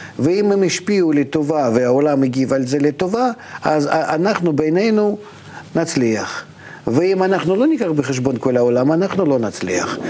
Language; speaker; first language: Hebrew; non-native, fluent; Russian